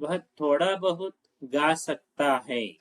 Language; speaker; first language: Hindi; non-native, local second language; Telugu